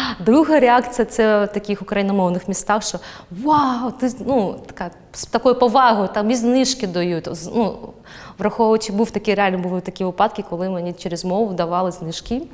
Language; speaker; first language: Ukrainian; non-native, fluent; Kazakh